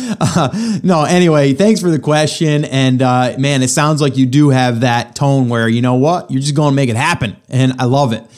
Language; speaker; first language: English; native; English